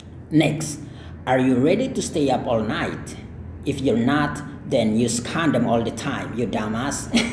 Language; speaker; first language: English; non-native, fluent; Indonesian